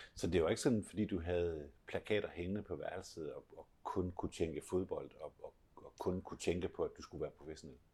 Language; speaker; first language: Danish; native; Danish